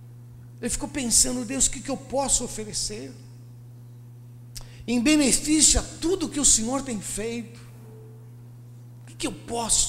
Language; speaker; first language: Portuguese; native; Portuguese